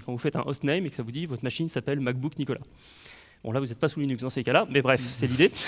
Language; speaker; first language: French; native; French